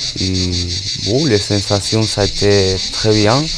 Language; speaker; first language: French; non-native, learner; Spanish